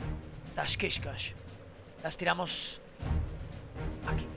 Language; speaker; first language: Spanish; native; Spanish